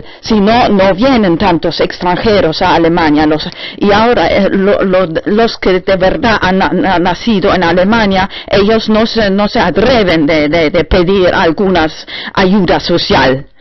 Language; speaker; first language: Spanish; non-native, learner; German